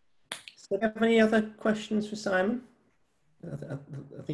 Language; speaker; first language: English; native; English